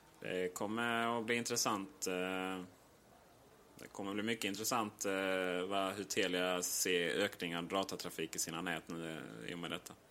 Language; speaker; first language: Swedish; native; Swedish